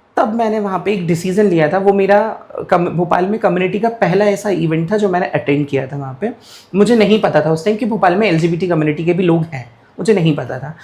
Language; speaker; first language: Hindi; non-native, local second language; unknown